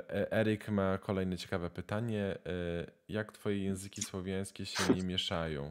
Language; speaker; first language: Polish; native; Polish